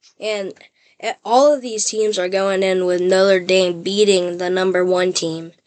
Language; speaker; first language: English; native; English